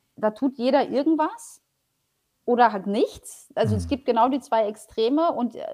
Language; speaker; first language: German; early bilingual, other home language; Polish